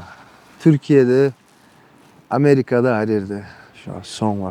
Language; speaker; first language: Turkish; non-native, learner; Kumyk